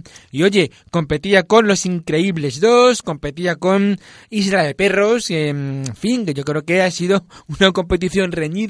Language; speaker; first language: Spanish; native; Spanish